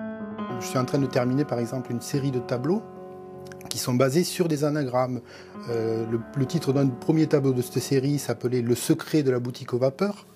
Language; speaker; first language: French; native; French